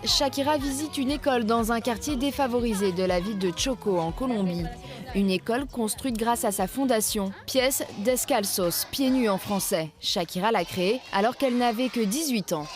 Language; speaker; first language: French; native; French